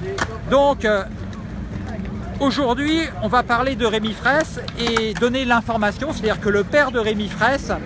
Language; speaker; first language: French; native; French